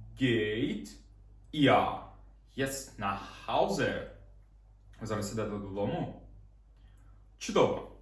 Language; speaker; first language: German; non-native, fluent; Ukrainian